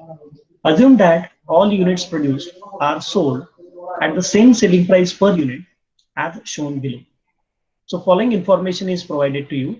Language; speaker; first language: English; non-native, local second language; Marathi